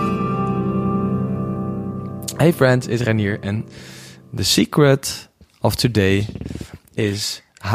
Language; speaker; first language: English; non-native, fluent; Dutch